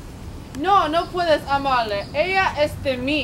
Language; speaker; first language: Spanish; non-native, learner; English